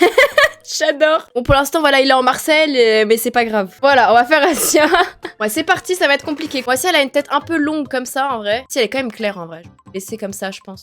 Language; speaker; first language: French; native; French